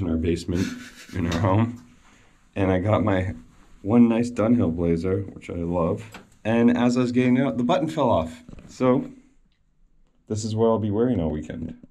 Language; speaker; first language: English; native; English